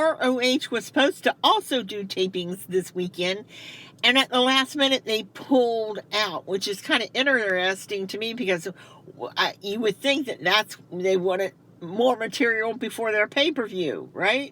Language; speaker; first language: English; native; English